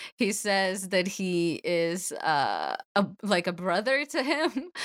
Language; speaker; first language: English; early bilingual, other home language; Russian